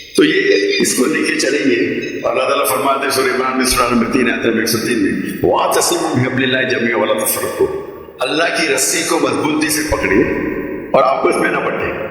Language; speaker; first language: Urdu; non-native, local second language; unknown